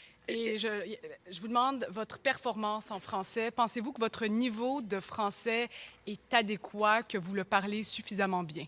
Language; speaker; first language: French; native; French